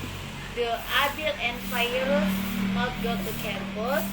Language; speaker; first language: English; non-native, learner; Indonesian